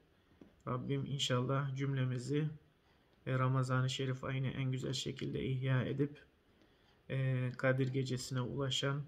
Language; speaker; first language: Turkish; native; Turkish